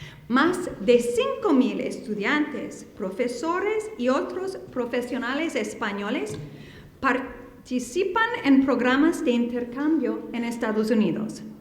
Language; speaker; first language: Spanish; non-native, fluent; English